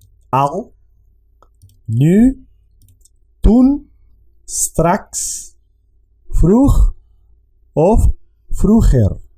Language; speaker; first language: Dutch; non-native, learner; Spanish